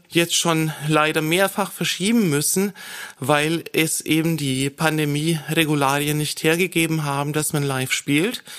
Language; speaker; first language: German; native; German